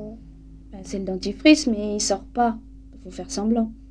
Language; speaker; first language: French; native; French